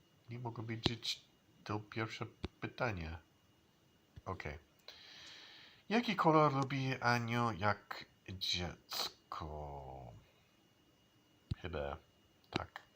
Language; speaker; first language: Polish; non-native, learner; English